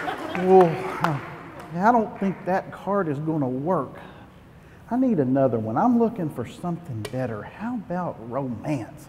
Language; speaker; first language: English; native; English